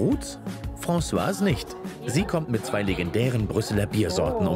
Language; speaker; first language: German; native; German